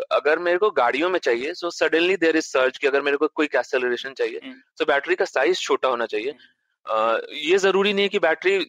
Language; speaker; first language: Hindi; native; Hindi